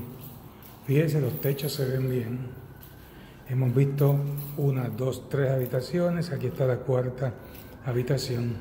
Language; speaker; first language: Spanish; native; Spanish